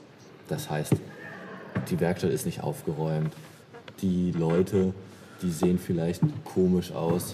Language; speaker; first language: German; native; German